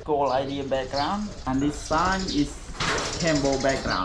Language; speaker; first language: English; non-native, learner; Khmer